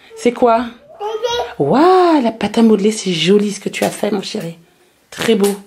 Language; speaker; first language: French; native; French